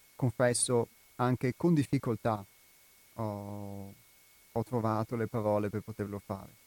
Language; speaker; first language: Italian; non-native, fluent; Albanian